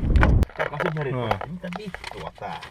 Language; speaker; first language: Finnish; native; Finnish